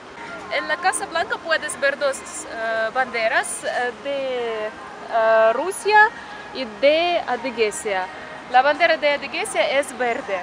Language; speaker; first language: Spanish; non-native, fluent; Russian